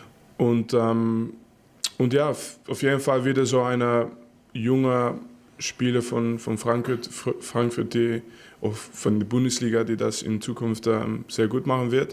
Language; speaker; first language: German; non-native, fluent; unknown